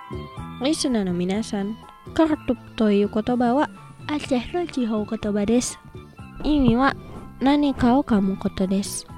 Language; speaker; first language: Japanese; non-native, fluent; Indonesian